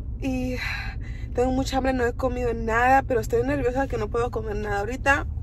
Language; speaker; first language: Spanish; early bilingual, heritage; Spanish